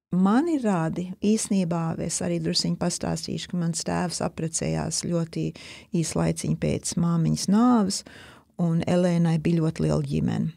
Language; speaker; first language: Latvian; early bilingual, heritage; Latvian